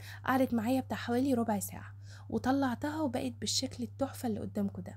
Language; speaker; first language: Arabic; native; Arabic